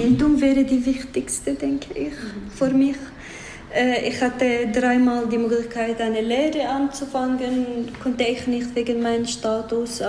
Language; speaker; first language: German; non-native, fluent; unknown